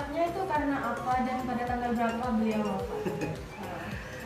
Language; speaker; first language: Indonesian; non-native, local second language; Madurese